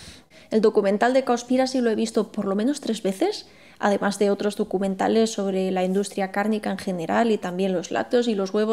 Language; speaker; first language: Spanish; native; Spanish